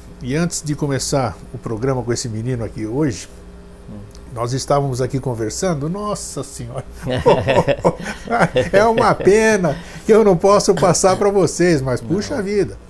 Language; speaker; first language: Portuguese; native; Portuguese